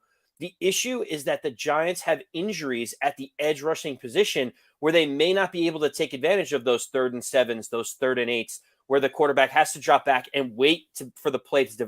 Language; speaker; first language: English; native; English